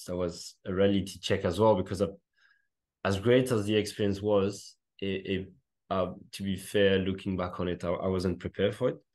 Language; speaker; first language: English; non-native, fluent; French